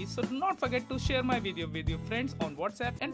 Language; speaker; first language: English; non-native, local second language; Hindi